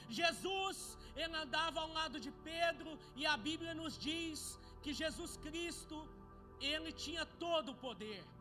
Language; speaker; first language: Portuguese; native; Portuguese